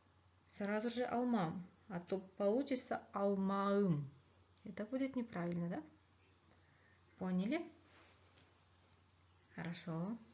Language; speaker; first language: Russian; non-native, local second language; Kyrgyz